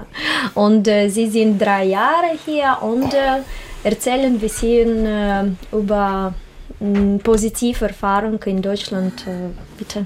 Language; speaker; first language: German; non-native, learner; Russian